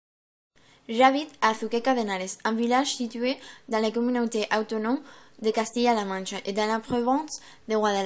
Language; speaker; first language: French; non-native, learner; Spanish